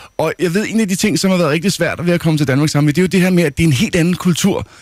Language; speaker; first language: Danish; native; Danish